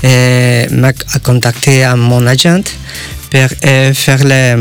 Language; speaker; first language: French; non-native, learner; Spanish